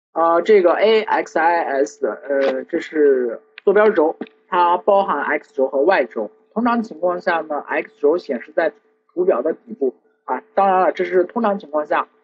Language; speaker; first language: Chinese; native; Chinese